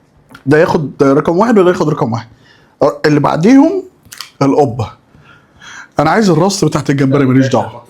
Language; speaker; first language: Arabic; native; Arabic